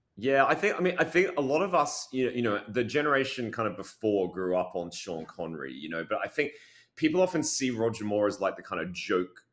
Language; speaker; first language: English; native; English